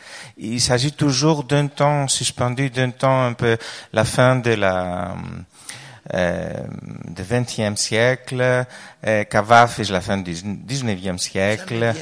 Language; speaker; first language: French; non-native, fluent; Greek